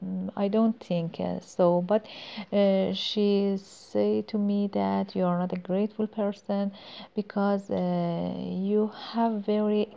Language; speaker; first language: English; non-native, learner; Persian